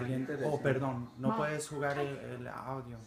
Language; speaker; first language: Spanish; early bilingual, heritage; Spanish